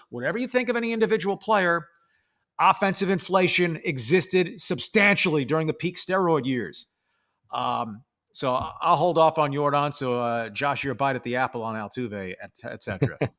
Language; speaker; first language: English; native; English